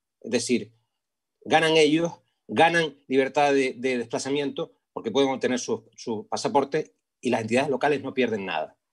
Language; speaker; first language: Spanish; native; Spanish